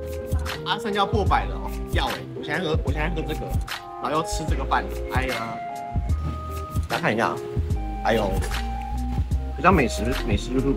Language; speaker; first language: Chinese; native; Chinese